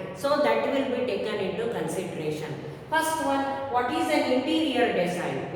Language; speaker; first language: English; non-native, local second language; Kannada